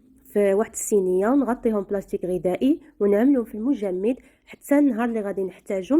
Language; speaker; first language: Arabic; native; Arabic